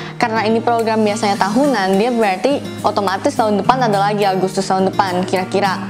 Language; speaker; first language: Indonesian; native; Indonesian